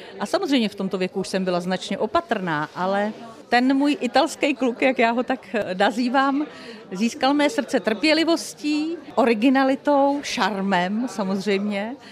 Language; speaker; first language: Czech; native; Czech